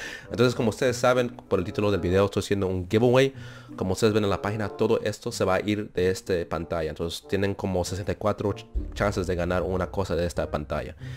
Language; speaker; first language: Spanish; early bilingual, heritage; Spanish